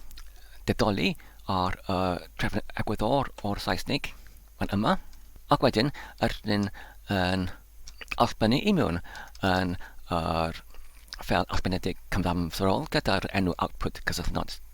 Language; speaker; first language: Welsh; non-native, learner; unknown